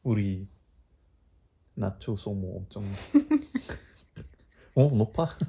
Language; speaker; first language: Korean; non-native, fluent; German